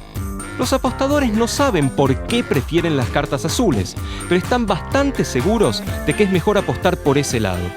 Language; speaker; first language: Spanish; native; Spanish